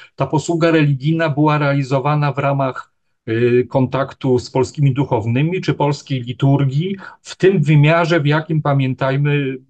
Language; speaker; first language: Polish; native; Polish